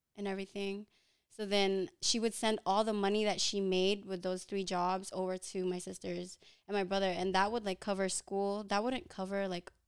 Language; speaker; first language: English; early bilingual, other home language; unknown